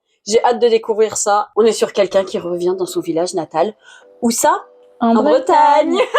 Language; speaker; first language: French; native; French